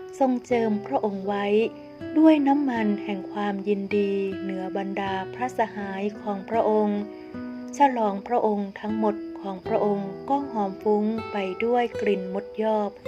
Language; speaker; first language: Thai; native; Thai